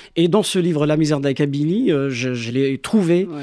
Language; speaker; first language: French; non-native, local second language; Kabyle